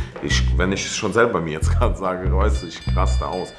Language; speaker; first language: German; early bilingual, other home language; Russian